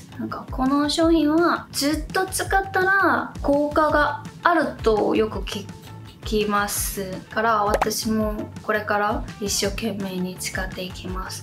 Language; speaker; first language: Japanese; non-native, fluent; Korean